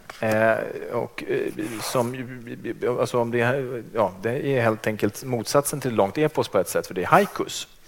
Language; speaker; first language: Swedish; native; Swedish